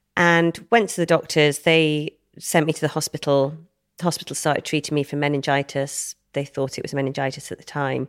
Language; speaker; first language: English; native; English